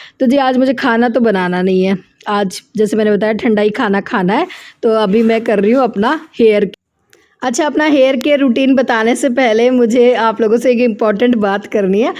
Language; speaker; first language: Hindi; native; Hindi